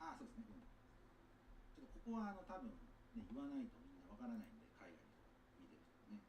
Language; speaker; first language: Japanese; native; Japanese